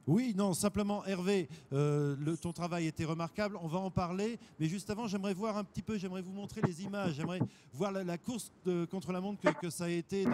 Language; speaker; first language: French; native; French